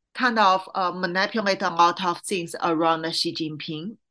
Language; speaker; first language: English; non-native, fluent; Chinese